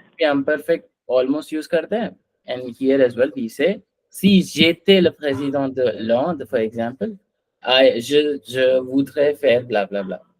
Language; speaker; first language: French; non-native, fluent; Hindi